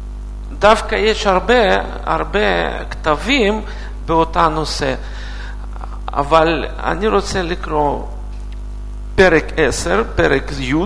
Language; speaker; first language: Hebrew; non-native, fluent; Russian